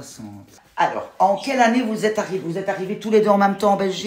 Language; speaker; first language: French; native; French